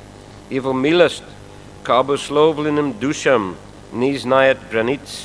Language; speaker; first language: Russian; non-native, fluent; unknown